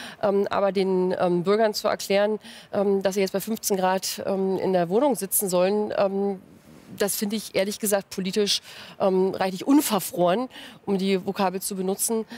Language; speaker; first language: German; native; German